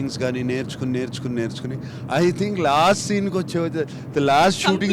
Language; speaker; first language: Telugu; native; Telugu